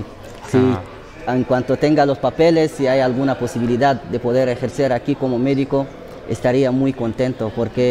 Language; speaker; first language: Spanish; non-native, fluent; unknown